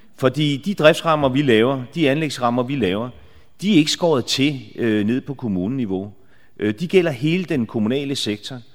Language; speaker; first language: Danish; native; Danish